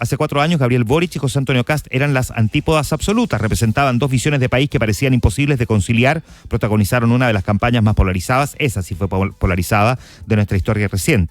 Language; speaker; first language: Spanish; native; Spanish